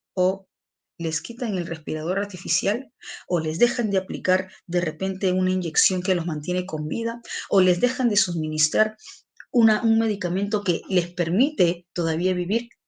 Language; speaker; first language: Spanish; native; Spanish